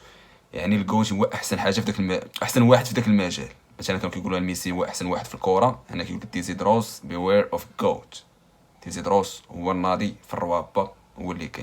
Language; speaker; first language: Arabic; native; Arabic